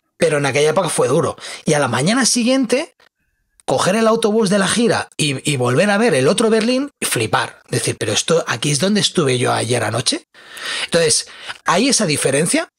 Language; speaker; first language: Spanish; native; Spanish